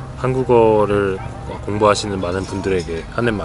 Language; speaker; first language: Korean; native; Korean